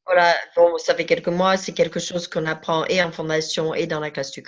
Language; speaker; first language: French; native; French